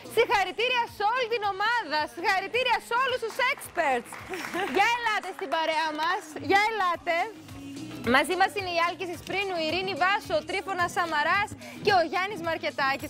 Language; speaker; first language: Greek; native; Greek